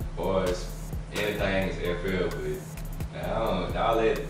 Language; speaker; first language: English; native; English